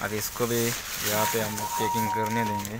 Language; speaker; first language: Hindi; non-native, local second language; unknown